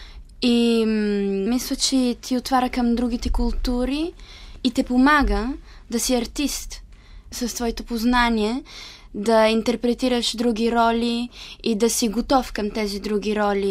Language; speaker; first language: Bulgarian; early bilingual, heritage; Italian